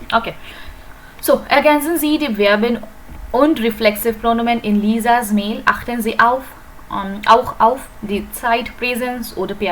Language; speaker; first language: German; non-native, fluent; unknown